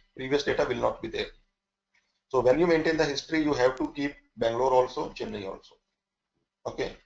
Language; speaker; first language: English; non-native, local second language; Hindi